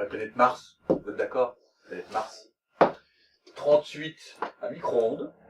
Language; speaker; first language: French; native; French